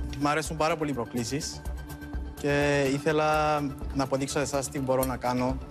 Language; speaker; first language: Greek; early bilingual, other home language; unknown